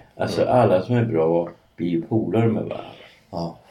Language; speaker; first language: Swedish; native; Swedish